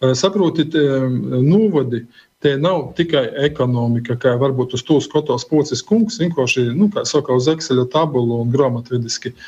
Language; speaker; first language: Latvian; native; Latvian